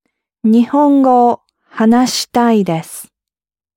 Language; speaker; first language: Japanese; non-native, learner; English